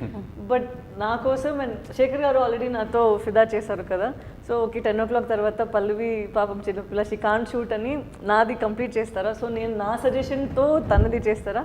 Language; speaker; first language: Telugu; non-native, fluent; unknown